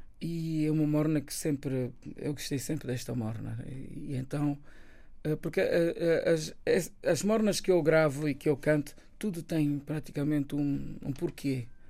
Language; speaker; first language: Portuguese; non-native, local second language; Kabuverdianu